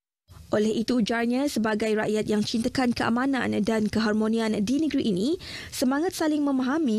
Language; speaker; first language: Malay; native; Malay